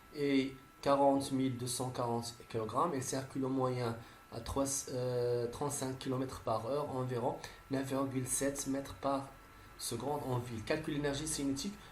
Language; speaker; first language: French; non-native, local second language; Arabic